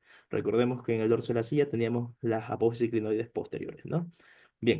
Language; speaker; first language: Spanish; native; Spanish